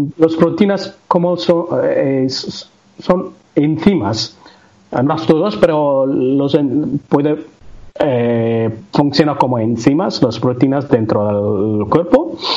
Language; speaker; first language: Spanish; non-native, learner; Tamil